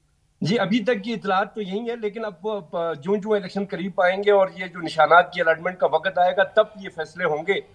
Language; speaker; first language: Hindi; non-native, local second language; Balti